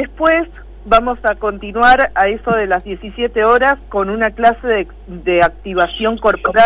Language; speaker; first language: Spanish; native; Spanish